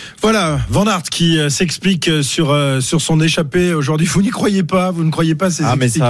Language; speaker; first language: French; native; French